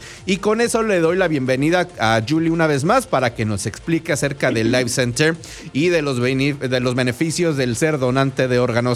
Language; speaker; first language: Spanish; native; Spanish